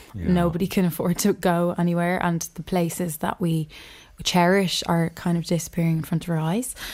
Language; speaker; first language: English; native; English